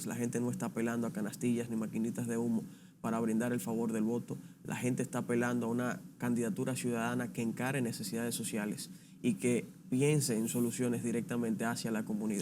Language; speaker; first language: Spanish; native; Spanish